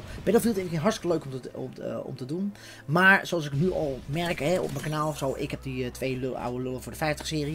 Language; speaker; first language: Dutch; native; Dutch